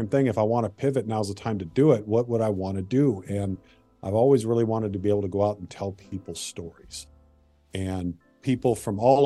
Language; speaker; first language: English; native; English